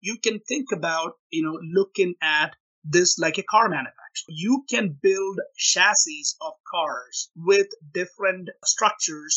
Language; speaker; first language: English; non-native, local second language; Malayalam